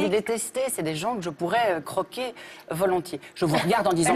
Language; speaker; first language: French; native; French